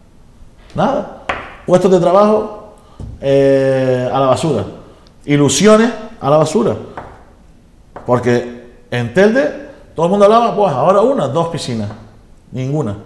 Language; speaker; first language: Spanish; native; Spanish